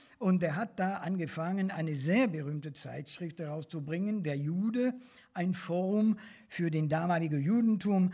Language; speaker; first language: German; non-native, fluent; French